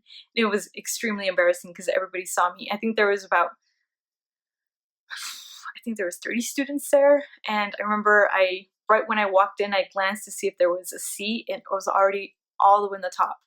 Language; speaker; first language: English; early bilingual, other home language; Spanish